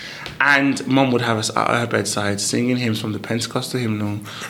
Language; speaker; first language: English; native; English